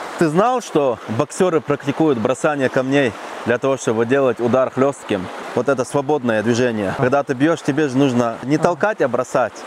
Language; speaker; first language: Russian; non-native, local second language; Chechen